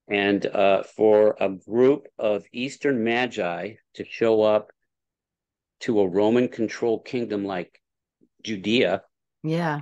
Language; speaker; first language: English; native; English